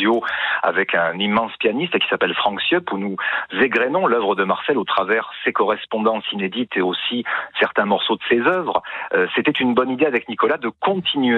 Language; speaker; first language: French; native; French